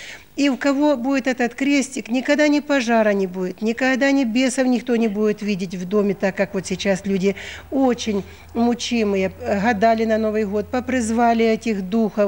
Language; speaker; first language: Russian; native; Russian